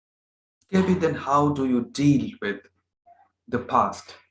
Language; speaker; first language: English; non-native, local second language; Hindi